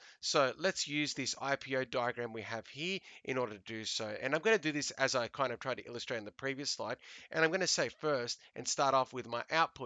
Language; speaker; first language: English; native; English